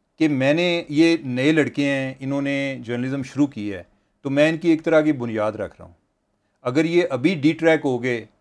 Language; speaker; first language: Urdu; non-native, local second language; Punjabi